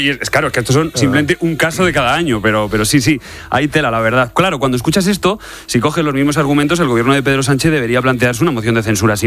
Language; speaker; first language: Spanish; native; Spanish